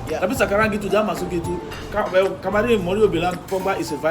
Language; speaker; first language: Indonesian; non-native, fluent; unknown